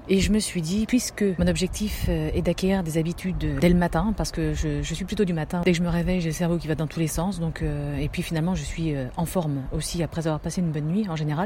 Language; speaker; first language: French; native; French